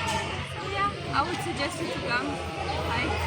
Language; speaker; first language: English; non-native, fluent; Tajik